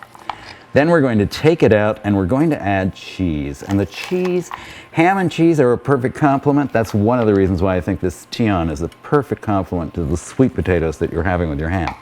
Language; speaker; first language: English; native; English